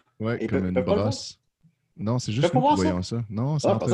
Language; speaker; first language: French; native; French